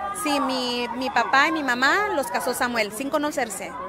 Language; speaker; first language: Spanish; early bilingual, heritage; Spanish